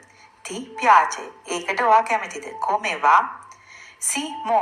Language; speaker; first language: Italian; non-native, fluent; Sinhala